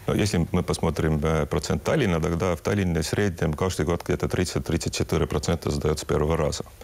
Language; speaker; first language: Russian; non-native, local second language; Estonian